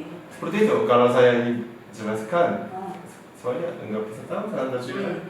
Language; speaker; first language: Indonesian; non-native, learner; Korean